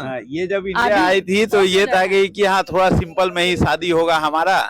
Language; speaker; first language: Hindi; native; Hindi